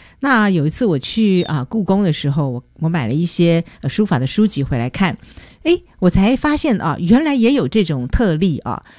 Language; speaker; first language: Chinese; native; Chinese